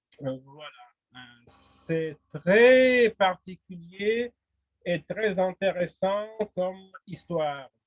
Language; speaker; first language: French; non-native, fluent; Russian